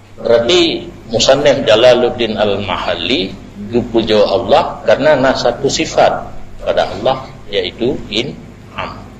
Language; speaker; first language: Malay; non-native, local second language; Achinese